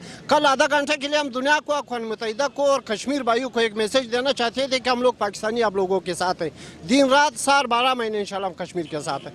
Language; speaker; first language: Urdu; non-native, local second language; Pashto